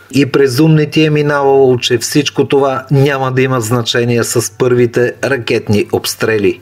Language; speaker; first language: Bulgarian; native; Bulgarian